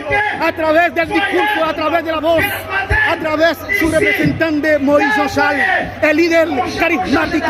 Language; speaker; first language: Spanish; non-native, fluent; Haitian Creole